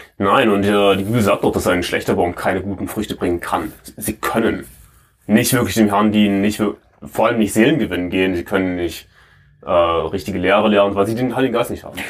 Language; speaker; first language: German; native; German